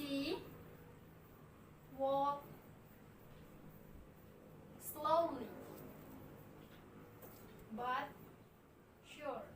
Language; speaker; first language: English; non-native, learner; Indonesian